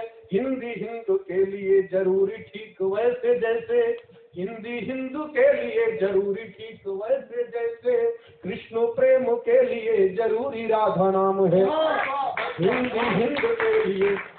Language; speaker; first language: Hindi; native; Hindi